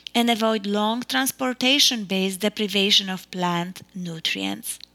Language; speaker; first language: English; non-native, fluent; Polish